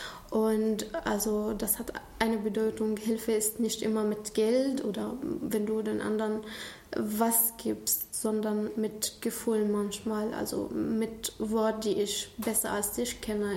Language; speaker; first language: German; non-native, learner; Arabic